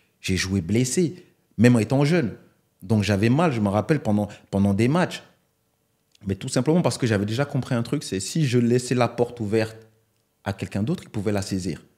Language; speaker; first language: French; native; French